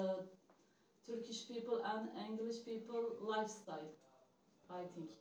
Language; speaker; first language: English; non-native, learner; Turkish